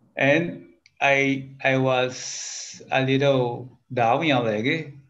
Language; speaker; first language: English; non-native, learner; Portuguese